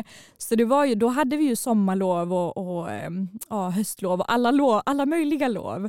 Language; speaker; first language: Swedish; early bilingual, other home language; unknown